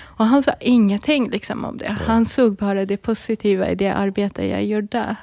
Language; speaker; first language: Swedish; early bilingual, other home language; Arabic